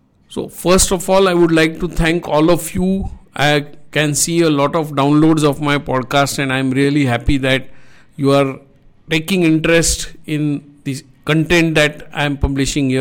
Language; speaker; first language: English; non-native, local second language; Marathi